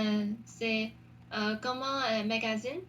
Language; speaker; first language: French; non-native, learner; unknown